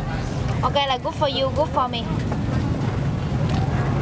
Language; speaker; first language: English; non-native, learner; Vietnamese